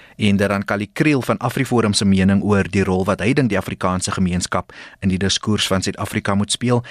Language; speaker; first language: Afrikaans; native; Afrikaans